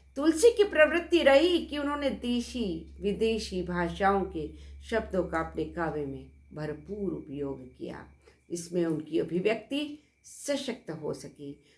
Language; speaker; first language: Hindi; native; Hindi